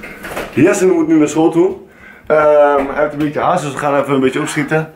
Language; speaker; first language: Dutch; native; Dutch